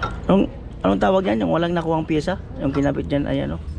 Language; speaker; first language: Filipino; native; Filipino